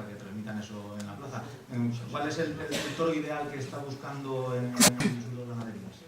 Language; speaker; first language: Spanish; native; Spanish